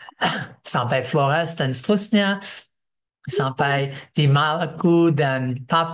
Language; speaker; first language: Indonesian; non-native, fluent; English